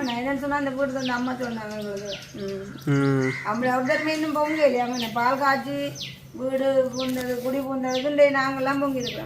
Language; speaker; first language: Tamil; native; Tamil